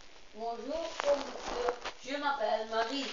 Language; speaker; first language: French; non-native, learner; Dutch